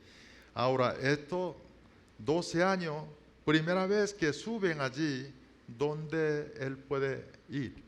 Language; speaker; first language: Spanish; non-native, learner; Korean